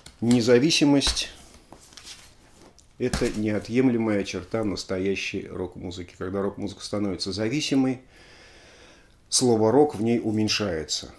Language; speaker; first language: Russian; native; Russian